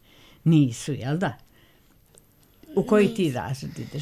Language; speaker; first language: Croatian; native; Croatian